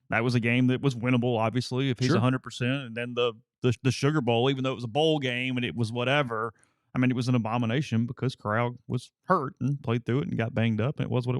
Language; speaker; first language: English; native; English